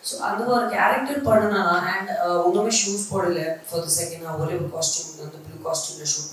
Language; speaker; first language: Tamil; non-native, learner; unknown